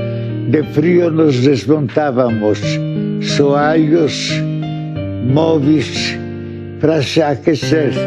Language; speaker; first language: Portuguese; non-native, fluent; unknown